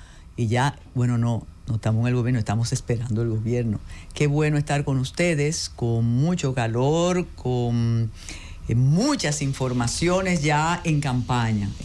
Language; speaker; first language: Spanish; native; Spanish